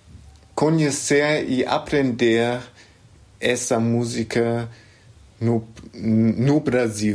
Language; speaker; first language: Portuguese; non-native, fluent; German